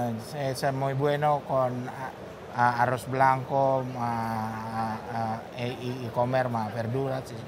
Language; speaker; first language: Spanish; non-native, learner; Indonesian